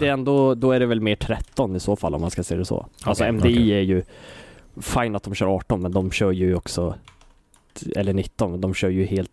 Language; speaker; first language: Swedish; native; Swedish